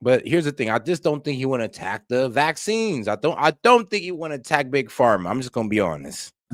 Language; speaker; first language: English; native; English